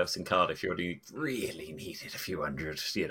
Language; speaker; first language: English; native; English